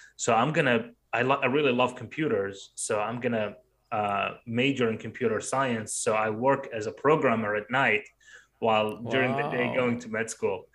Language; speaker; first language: English; non-native, fluent; Arabic